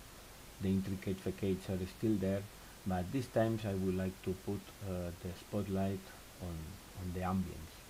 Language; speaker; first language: English; non-native, fluent; Spanish